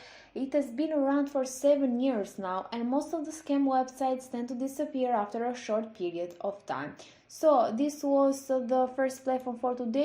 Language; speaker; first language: English; non-native, fluent; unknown